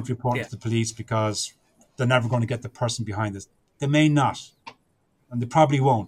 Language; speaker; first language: English; native; English